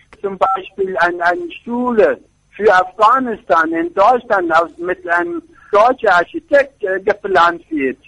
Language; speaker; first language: German; non-native, fluent; Persian